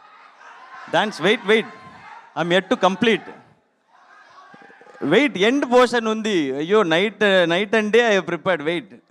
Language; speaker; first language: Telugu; non-native, learner; Tamil